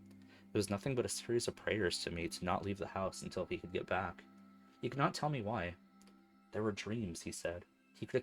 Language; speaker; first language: English; native; English